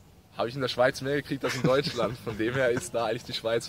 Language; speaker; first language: German; native; German